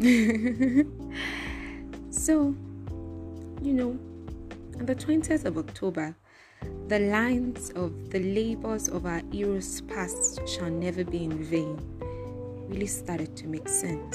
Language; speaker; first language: English; non-native, local second language; Yoruba